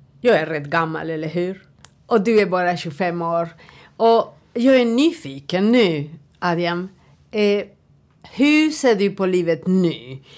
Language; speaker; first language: Swedish; non-native, fluent; Spanish